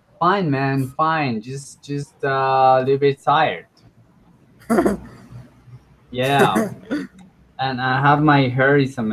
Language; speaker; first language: English; non-native, fluent; Spanish